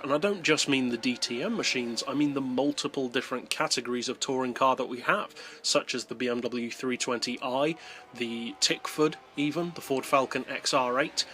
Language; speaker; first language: English; native; English